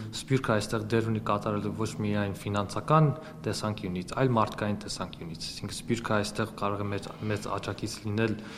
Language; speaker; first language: Armenian; early bilingual, heritage; Armenian